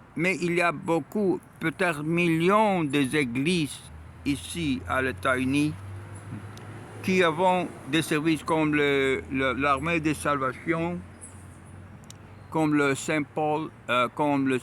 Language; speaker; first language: French; non-native, learner; Arabic